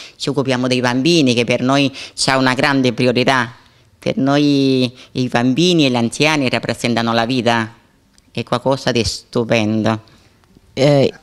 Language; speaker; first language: Italian; non-native, fluent; Spanish